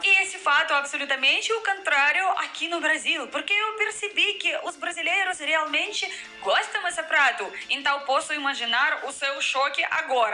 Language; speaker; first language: Portuguese; non-native, fluent; Russian